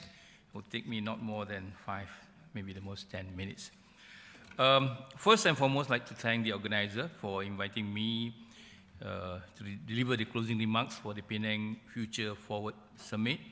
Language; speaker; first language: English; non-native, local second language; Malay